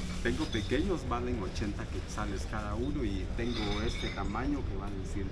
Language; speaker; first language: Spanish; native; Spanish